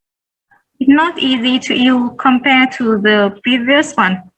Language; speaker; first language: English; non-native, learner; Vietnamese